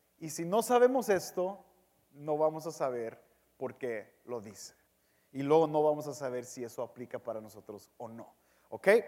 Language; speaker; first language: Spanish; early bilingual, heritage; Spanish